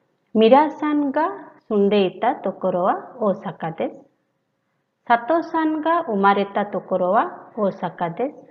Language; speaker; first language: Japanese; non-native, fluent; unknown